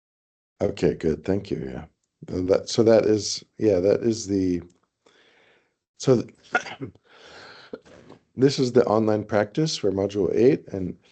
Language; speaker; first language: English; non-native, fluent; Thai